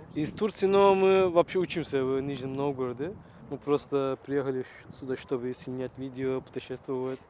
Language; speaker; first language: Russian; non-native, learner; Turkish